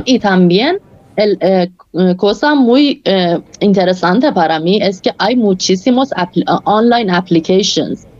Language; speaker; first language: Spanish; non-native, fluent; Persian